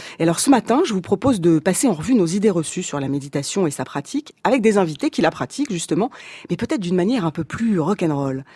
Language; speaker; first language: French; native; French